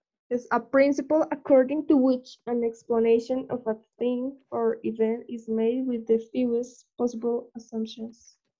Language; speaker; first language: English; non-native, fluent; Spanish